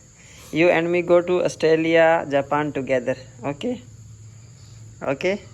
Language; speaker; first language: English; non-native, learner; Punjabi